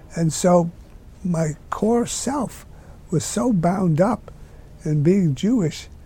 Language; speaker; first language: English; native; English